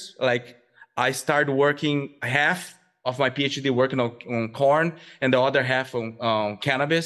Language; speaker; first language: English; non-native, fluent; Portuguese